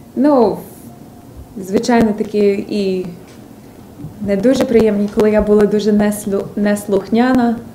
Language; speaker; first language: Ukrainian; early bilingual, other home language; English